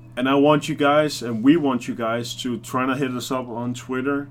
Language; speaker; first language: English; non-native, fluent; Danish